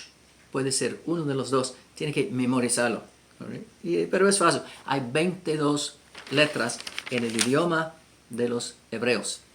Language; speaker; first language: Spanish; non-native, fluent; English